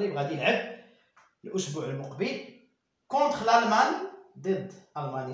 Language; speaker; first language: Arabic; native; Arabic